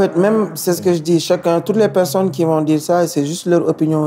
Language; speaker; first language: French; non-native, local second language; Wolof